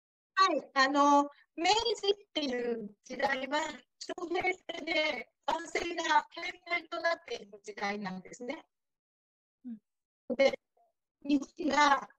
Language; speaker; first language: Japanese; native; Japanese